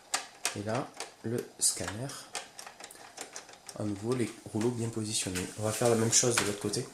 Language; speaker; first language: French; native; French